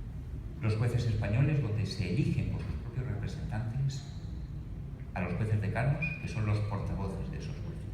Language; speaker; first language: Spanish; native; Spanish